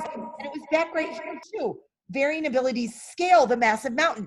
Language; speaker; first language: English; native; English